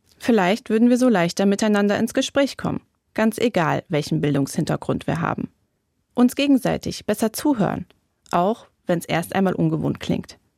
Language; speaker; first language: German; native; German